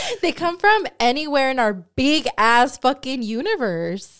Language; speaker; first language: English; early bilingual, other home language; Spanish